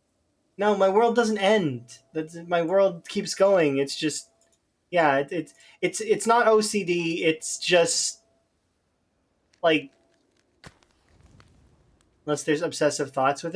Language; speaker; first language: English; native; English